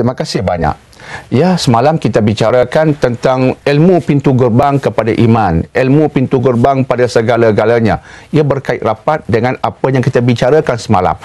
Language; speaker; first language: Malay; native; Malay